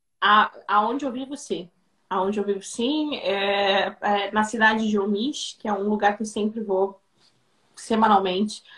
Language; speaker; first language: Portuguese; native; Portuguese